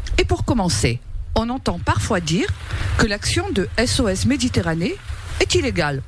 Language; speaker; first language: French; native; French